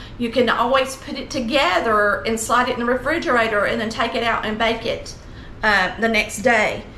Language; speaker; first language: English; native; English